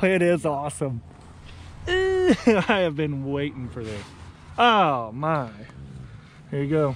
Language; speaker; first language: English; native; English